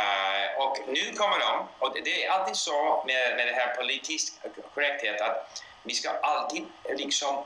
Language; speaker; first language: Swedish; non-native, fluent; English